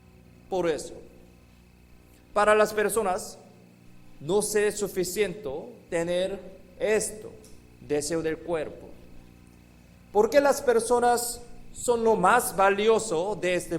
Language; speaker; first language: Spanish; non-native, fluent; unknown